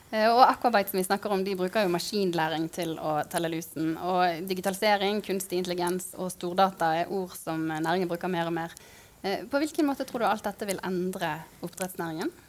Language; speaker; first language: Norwegian; native; Norwegian